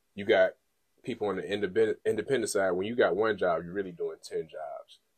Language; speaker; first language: English; native; English